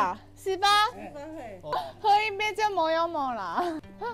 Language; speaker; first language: Chinese; non-native, fluent; Japanese